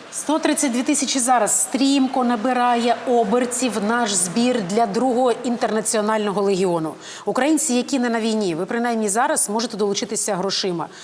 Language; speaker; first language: Ukrainian; native; Ukrainian